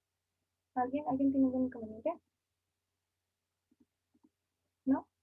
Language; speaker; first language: Spanish; native; Spanish